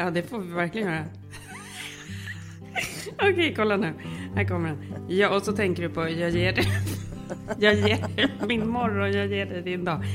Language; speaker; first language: Swedish; native; Swedish